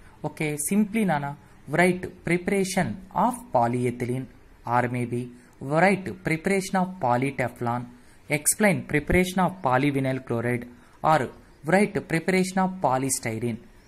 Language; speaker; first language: English; non-native, local second language; Telugu